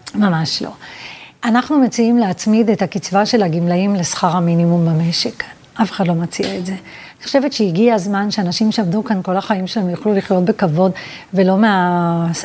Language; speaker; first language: Hebrew; early bilingual, other home language; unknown